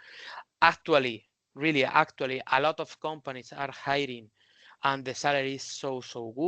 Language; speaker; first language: English; non-native, learner; Spanish